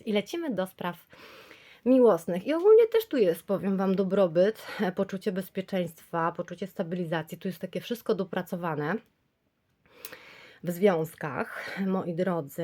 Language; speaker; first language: Polish; native; Polish